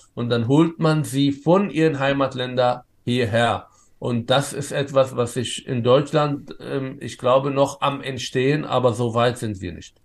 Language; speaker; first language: German; non-native, fluent; Arabic